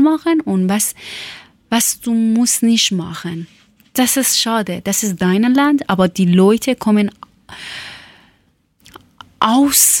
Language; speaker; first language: German; non-native, learner; Persian